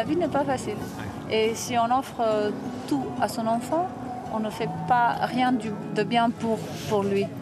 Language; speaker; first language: French; non-native, fluent; Slovenian